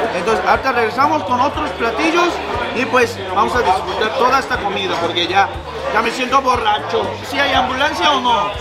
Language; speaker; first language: Spanish; non-native, fluent; Korean